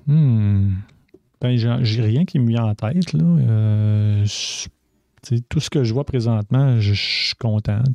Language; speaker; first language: French; native; French